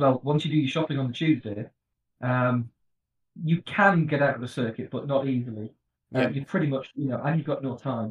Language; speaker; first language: English; native; English